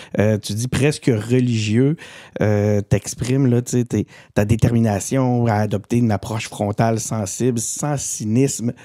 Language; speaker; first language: French; native; French